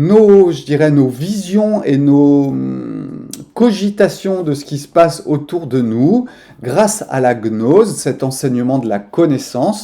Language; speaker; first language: French; native; French